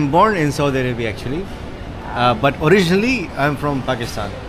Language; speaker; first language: English; non-native, fluent; Urdu